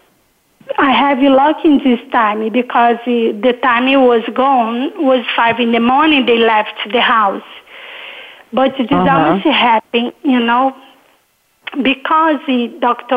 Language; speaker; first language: English; non-native, learner; Portuguese